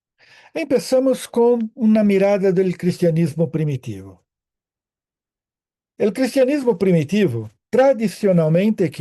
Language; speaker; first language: Spanish; non-native, fluent; Portuguese